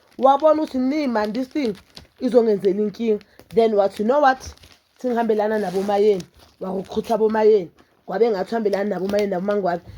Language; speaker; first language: Zulu; native; Zulu